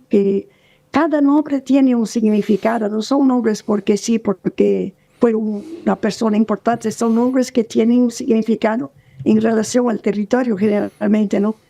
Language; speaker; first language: Spanish; non-native, fluent; Portuguese